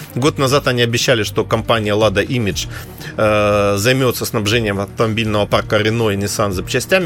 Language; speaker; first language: Russian; native; Russian